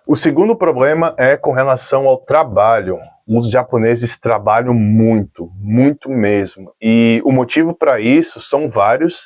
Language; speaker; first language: Portuguese; native; Portuguese